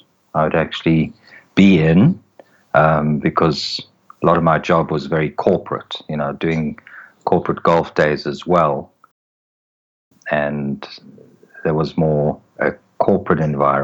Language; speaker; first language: English; native; English